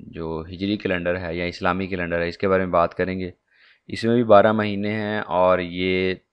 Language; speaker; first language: Urdu; non-native, local second language; Punjabi